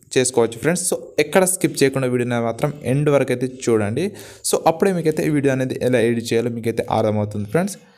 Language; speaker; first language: Telugu; non-native, local second language; Gondi